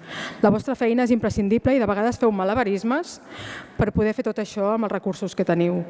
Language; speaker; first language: Catalan; native; Catalan